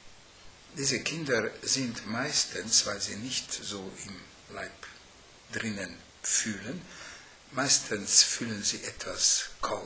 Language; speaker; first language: German; non-native, fluent; Hungarian